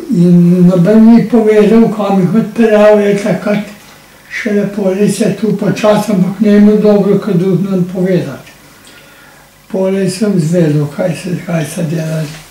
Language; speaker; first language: Slovenian; native; Slovenian